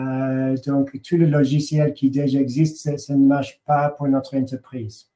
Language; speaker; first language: French; non-native, learner; English